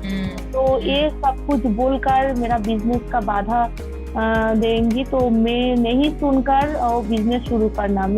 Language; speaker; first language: Hindi; non-native, local second language; Bangla